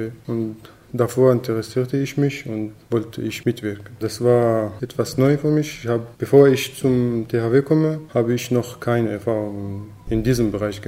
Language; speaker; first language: German; non-native, fluent; Arabic